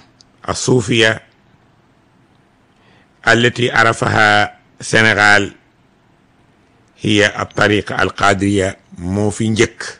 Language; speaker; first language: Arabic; non-native, fluent; Wolof